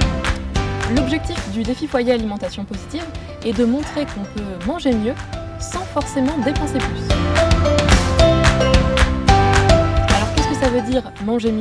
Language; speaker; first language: French; native; French